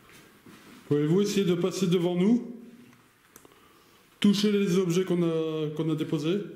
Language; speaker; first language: French; native; French